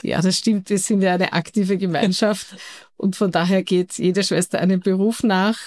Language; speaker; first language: German; native; German